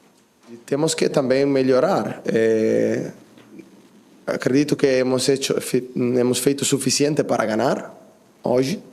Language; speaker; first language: Portuguese; non-native, fluent; Italian